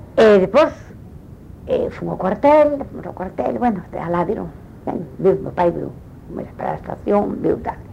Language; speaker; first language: Spanish; non-native, local second language; Galician